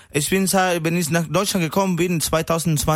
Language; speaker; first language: German; non-native, learner; Spanish